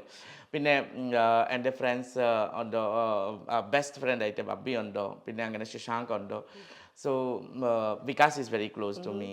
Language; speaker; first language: Malayalam; non-native, fluent; Assamese